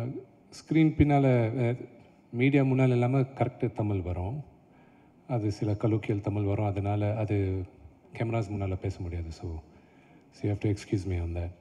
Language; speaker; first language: Tamil; non-native, local second language; Telugu